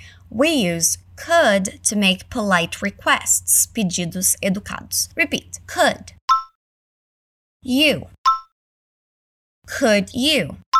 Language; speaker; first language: English; early bilingual, other home language; Portuguese